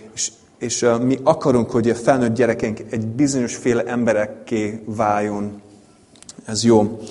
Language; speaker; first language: Hungarian; non-native, fluent; English